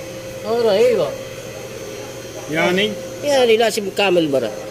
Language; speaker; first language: Arabic; non-native, learner; Filipino